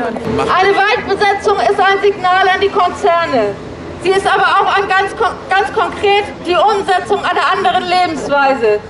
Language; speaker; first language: German; native; German